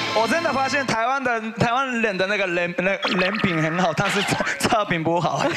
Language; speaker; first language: Chinese; non-native, fluent; Japanese